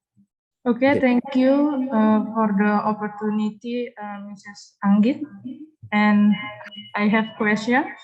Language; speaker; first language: English; non-native, learner; Indonesian